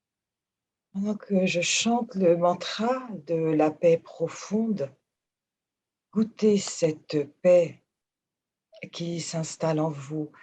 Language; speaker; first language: French; native; French